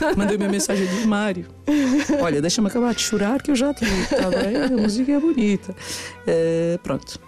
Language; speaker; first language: Portuguese; non-native, local second language; Kabuverdianu